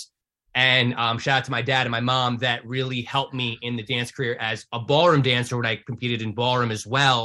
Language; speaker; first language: English; native; English